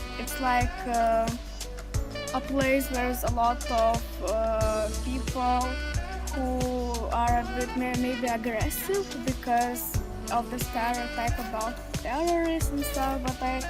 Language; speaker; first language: English; non-native, learner; Lithuanian